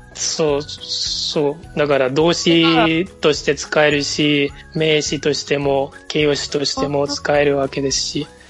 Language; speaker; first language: Japanese; non-native, fluent; Spanish